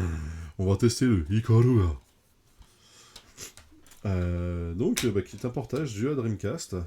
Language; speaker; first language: French; native; French